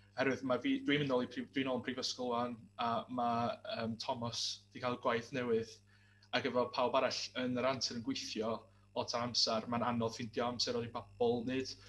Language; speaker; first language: Welsh; native; Welsh